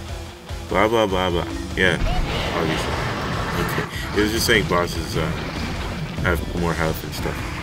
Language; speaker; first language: English; native; English